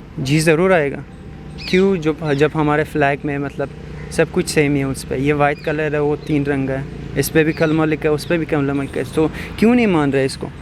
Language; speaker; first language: Hindi; non-native, fluent; Persian